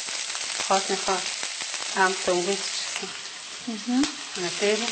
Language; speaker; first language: Mongolian; native; Mongolian